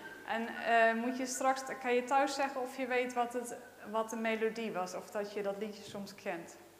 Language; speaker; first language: Dutch; native; Dutch